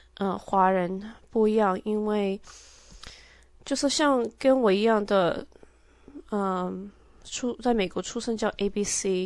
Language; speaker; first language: Chinese; early bilingual, heritage; Chinese